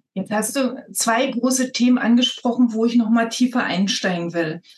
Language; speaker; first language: German; native; German